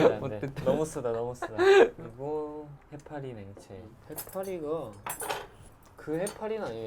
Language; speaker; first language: Korean; native; Korean